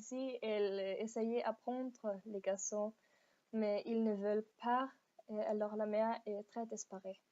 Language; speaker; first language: French; non-native, learner; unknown